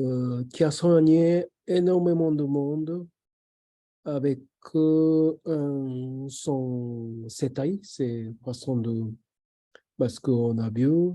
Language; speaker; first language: French; non-native, fluent; Japanese